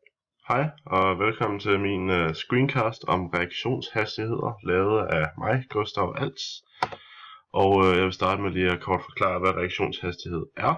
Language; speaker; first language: Danish; native; Danish